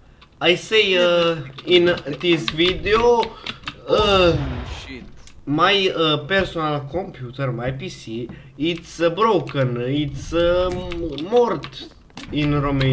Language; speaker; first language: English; non-native, learner; Romanian